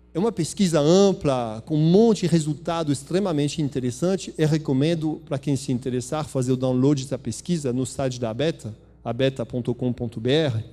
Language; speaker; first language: Portuguese; non-native, fluent; French